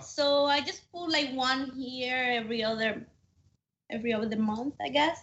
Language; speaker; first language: English; non-native, fluent; Spanish